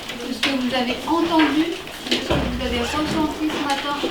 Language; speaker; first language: French; native; French